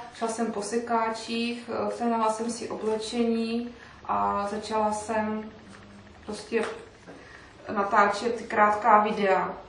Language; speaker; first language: Czech; native; Czech